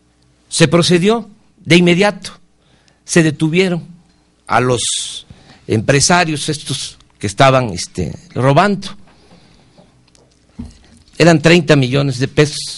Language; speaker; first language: Spanish; native; Spanish